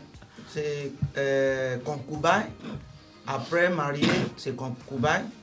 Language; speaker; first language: French; non-native, learner; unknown